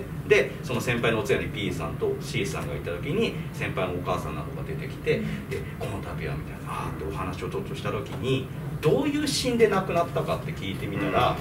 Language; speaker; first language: Japanese; native; Japanese